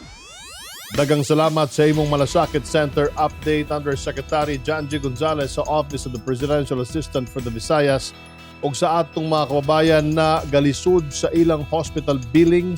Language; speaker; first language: Cebuano; native; Cebuano